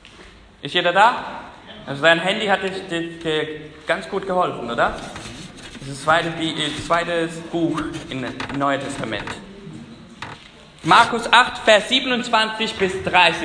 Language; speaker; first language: German; non-native, fluent; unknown